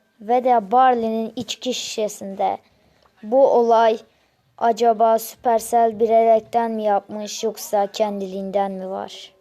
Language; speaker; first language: Turkish; native; Turkish